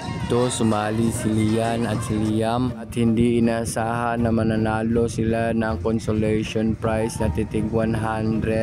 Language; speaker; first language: Filipino; non-native, local second language; Cebuano